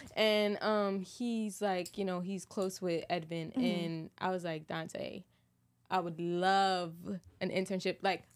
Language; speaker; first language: English; native; English